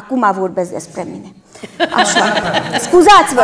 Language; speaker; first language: Romanian; non-native, local second language; Hungarian